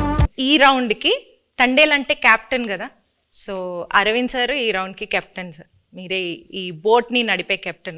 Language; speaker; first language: Telugu; native; Telugu